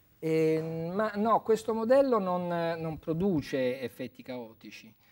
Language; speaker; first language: Italian; native; Italian